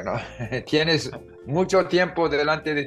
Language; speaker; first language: Spanish; non-native, fluent; English